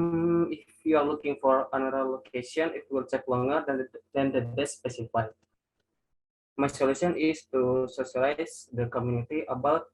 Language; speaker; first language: English; non-native, learner; Indonesian